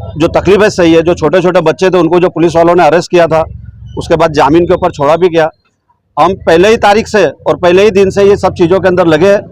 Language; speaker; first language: Hindi; non-native, local second language; Gujarati